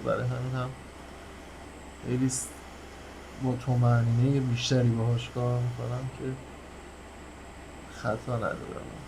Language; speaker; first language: Persian; native; Persian